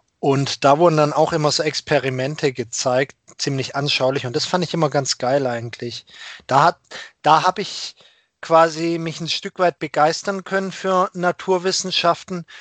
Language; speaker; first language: German; native; German